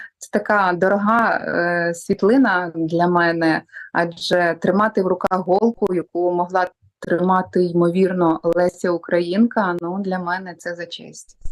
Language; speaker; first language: Ukrainian; native; Ukrainian